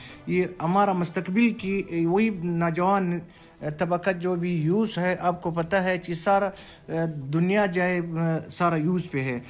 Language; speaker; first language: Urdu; non-native, local second language; Pashto